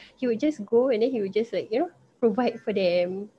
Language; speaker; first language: English; non-native, local second language; Malay